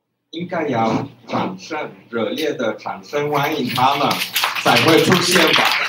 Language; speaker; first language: Chinese; non-native, fluent; Spanish